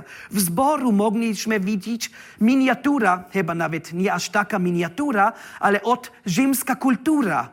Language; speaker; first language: Polish; non-native, learner; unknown